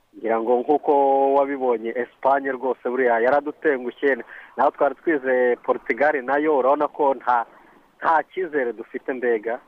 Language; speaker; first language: Kinyarwanda; native; Kinyarwanda